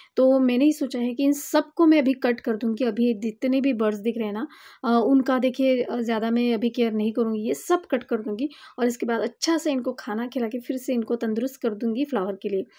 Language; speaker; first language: Hindi; non-native, local second language; Marathi